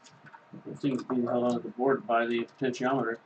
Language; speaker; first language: English; native; English